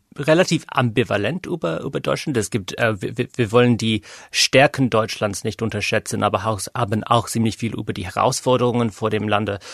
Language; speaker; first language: German; non-native, fluent; English